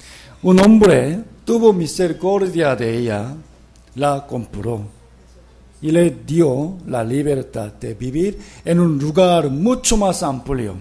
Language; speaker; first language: Spanish; non-native, fluent; Korean